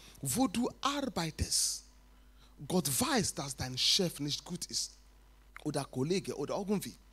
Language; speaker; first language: German; non-native, fluent; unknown